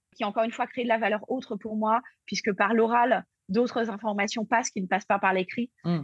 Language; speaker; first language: French; native; French